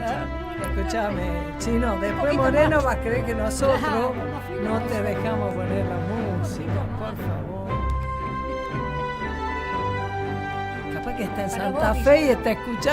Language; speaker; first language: Spanish; native; Spanish